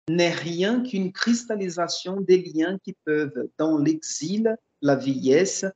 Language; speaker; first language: French; non-native, fluent; Portuguese